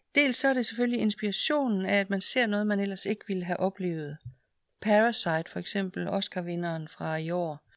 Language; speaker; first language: Danish; native; Danish